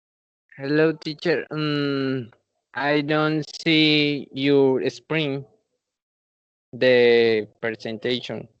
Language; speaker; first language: English; non-native, learner; Spanish